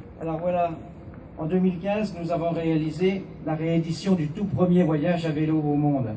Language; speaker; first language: French; native; French